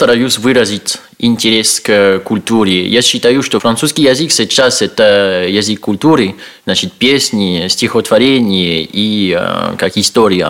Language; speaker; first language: Russian; non-native, learner; French